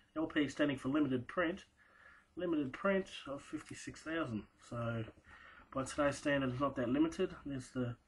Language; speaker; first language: English; native; English